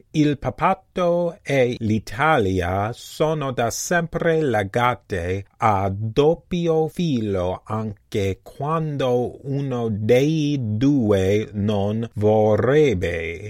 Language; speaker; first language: Italian; non-native, learner; English